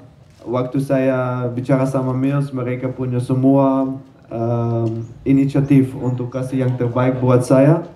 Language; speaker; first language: Indonesian; non-native, learner; Dutch